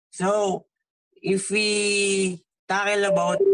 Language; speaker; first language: English; non-native, local second language; Filipino